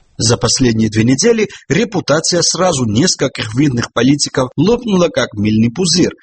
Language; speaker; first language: Russian; non-native, local second language; Georgian